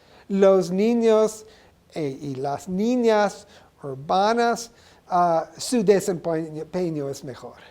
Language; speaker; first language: Spanish; non-native, learner; English